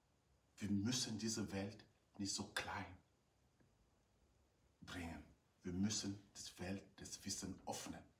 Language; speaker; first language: German; non-native, fluent; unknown